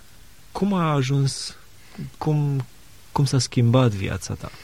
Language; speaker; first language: Romanian; native; Romanian